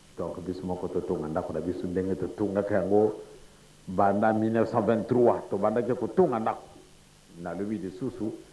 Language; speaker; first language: Lingala; non-native, local second language; Kongo